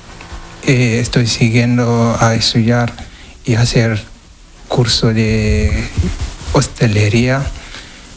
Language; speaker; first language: Spanish; non-native, learner; Wolof